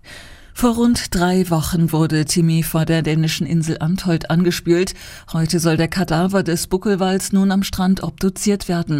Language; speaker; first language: German; native; German